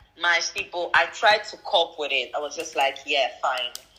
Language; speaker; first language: English; non-native, fluent; Portuguese